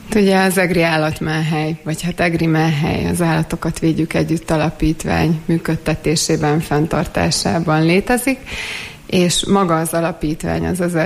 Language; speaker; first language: Hungarian; native; Hungarian